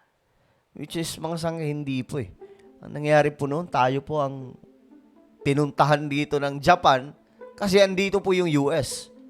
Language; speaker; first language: Filipino; native; Filipino